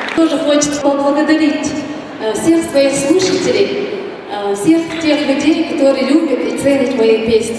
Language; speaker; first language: Russian; non-native, local second language; Chechen